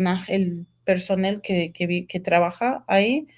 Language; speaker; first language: Spanish; non-native, fluent; English